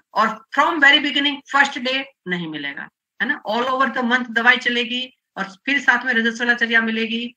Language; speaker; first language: Hindi; non-native, local second language; Gujarati